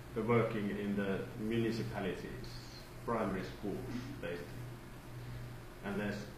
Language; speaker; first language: English; non-native, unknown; Finnish